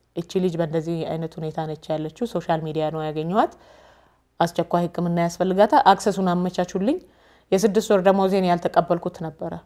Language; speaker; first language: Amharic; native; Amharic